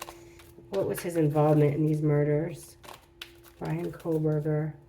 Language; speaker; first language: English; native; English